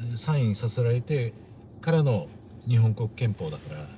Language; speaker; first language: Japanese; native; Japanese